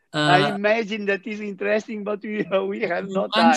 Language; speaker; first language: English; non-native, fluent; Italian